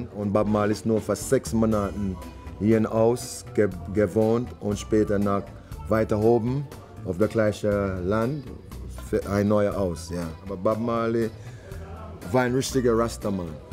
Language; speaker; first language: German; non-native, learner; English